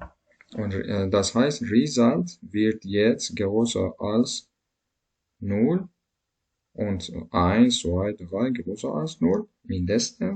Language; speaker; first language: German; non-native, learner; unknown